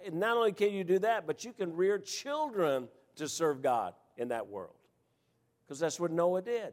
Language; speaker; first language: English; native; English